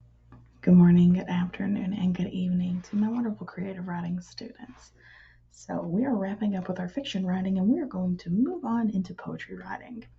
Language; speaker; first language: English; native; English